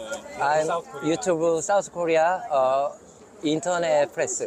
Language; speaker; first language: English; non-native, learner; Korean